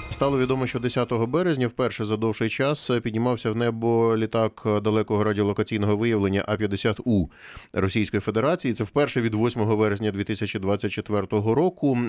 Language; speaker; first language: Ukrainian; native; Ukrainian